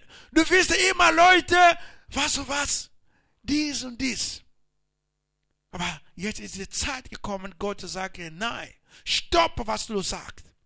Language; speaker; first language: German; non-native, learner; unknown